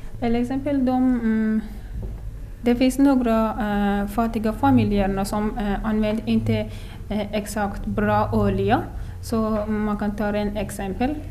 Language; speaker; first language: Swedish; non-native, learner; Persian